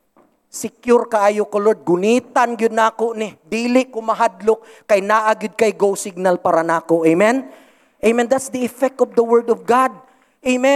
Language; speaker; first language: English; non-native, local second language; Cebuano